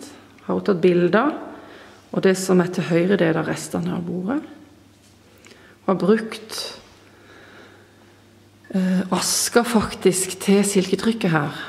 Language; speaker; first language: Norwegian; non-native, fluent; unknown